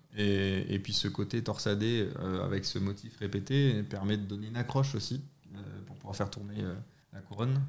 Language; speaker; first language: French; native; French